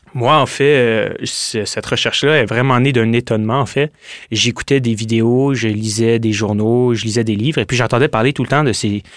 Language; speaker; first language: French; native; French